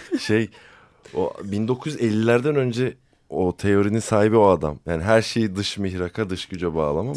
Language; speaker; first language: Turkish; native; Turkish